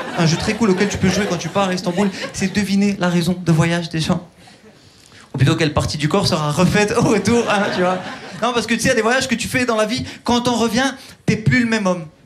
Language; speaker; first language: French; early bilingual, other home language; Turkish